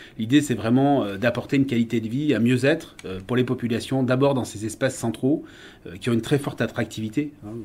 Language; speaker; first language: French; native; French